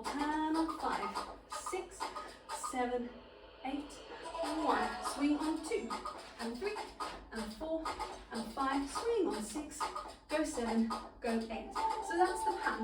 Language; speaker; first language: English; native; English